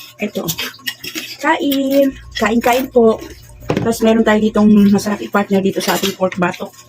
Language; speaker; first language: Filipino; non-native, local second language; Cebuano